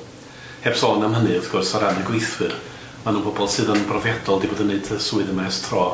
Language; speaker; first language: Welsh; native; Welsh